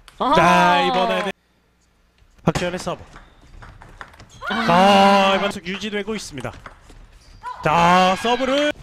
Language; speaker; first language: Korean; native; Korean